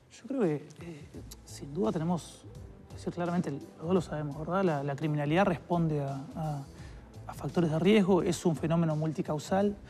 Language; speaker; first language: Spanish; native; Spanish